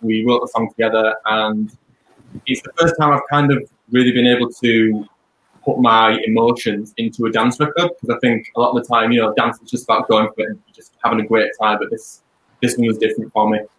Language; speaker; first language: English; native; English